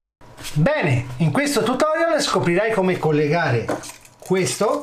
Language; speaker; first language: Italian; native; Italian